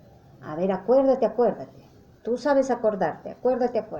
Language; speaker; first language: Spanish; native; Spanish